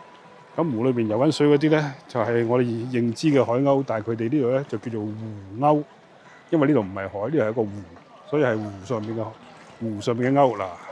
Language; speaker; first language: Cantonese; native; Cantonese